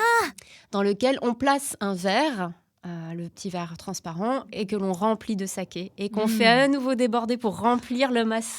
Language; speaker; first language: French; native; French